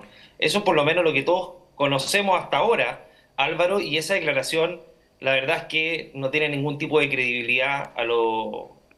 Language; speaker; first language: Spanish; native; Spanish